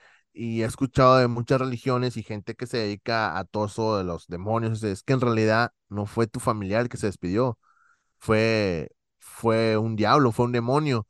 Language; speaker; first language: Spanish; native; Spanish